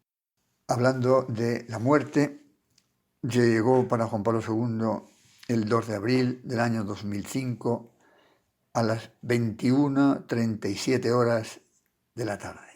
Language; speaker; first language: Spanish; native; Spanish